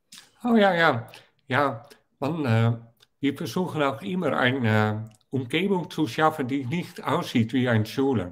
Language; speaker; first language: German; non-native, fluent; Dutch